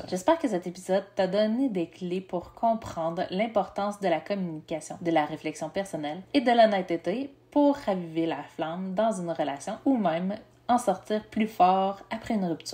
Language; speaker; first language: French; native; French